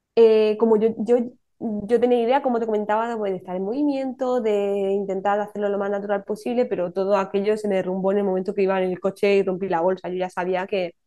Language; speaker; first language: Spanish; native; Spanish